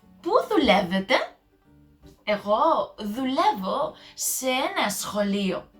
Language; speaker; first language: Greek; non-native, learner; English